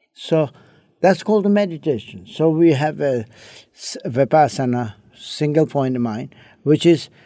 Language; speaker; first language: English; early bilingual, other home language; Chinese